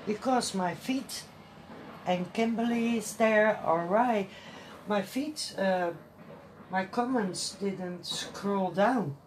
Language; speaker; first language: English; non-native, learner; Dutch